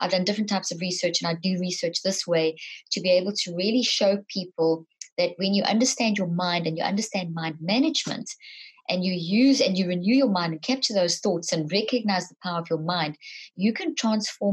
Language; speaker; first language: English; native; English